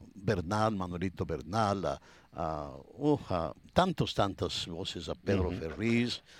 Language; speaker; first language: Spanish; native; Spanish